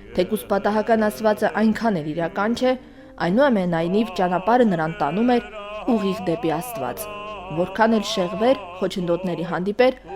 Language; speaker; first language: Armenian; native; Armenian